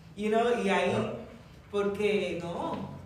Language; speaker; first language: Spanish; early bilingual, heritage; English